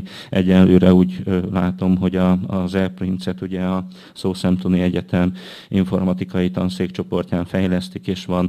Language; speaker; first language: Hungarian; native; Hungarian